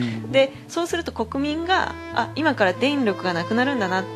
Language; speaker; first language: Japanese; native; Japanese